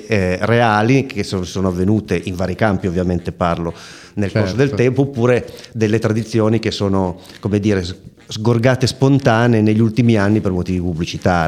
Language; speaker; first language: Italian; native; Italian